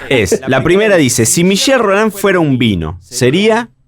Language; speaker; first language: Spanish; native; Spanish